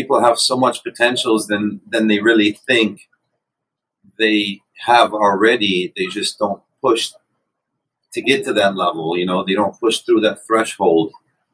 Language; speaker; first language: English; non-native, fluent; Arabic